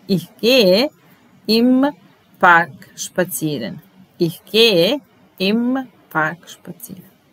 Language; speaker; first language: German; non-native, fluent; Serbian